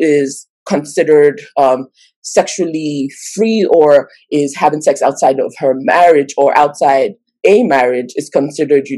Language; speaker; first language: English; non-native, local second language; Yoruba